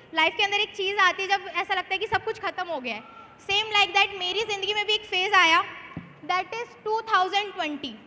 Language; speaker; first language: Hindi; native; Hindi